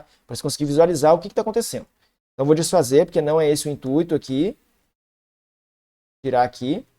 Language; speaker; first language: Portuguese; native; Portuguese